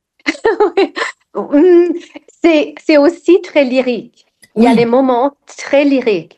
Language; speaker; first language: French; non-native, fluent; English